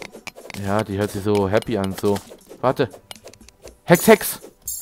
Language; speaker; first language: German; native; German